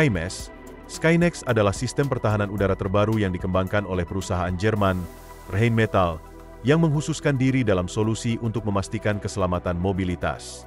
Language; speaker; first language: Indonesian; native; Indonesian